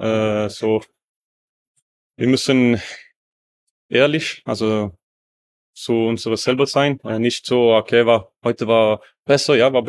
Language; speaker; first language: German; non-native, learner; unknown